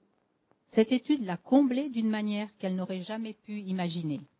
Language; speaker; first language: French; native; French